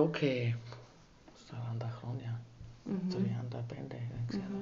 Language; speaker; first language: Greek; non-native, learner; German